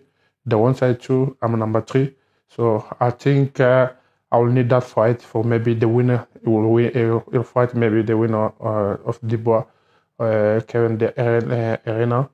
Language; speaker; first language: English; non-native, learner; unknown